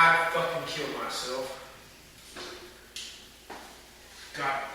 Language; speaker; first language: English; native; English